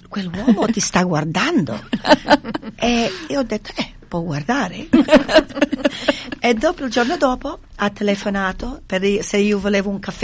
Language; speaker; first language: Italian; non-native, fluent; English